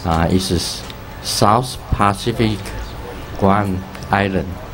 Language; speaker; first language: English; non-native, learner; Chinese